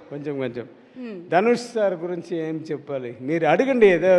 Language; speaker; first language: Telugu; non-native, learner; Tamil